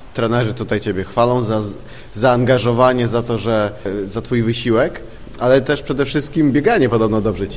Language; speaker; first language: Polish; native; Polish